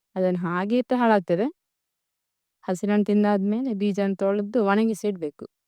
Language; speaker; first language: Kannada; non-native, local second language; Tulu